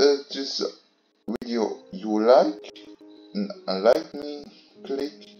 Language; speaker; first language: English; non-native, learner; German